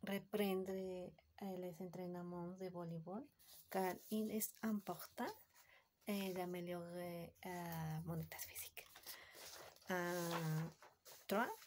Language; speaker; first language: French; non-native, learner; Spanish